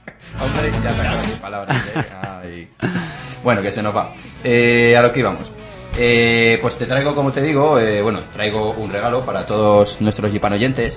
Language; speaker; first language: Spanish; native; Spanish